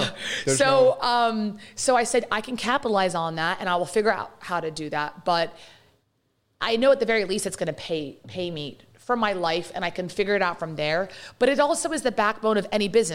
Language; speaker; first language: English; native; English